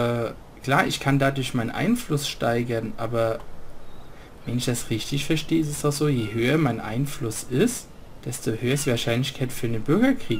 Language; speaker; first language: German; native; German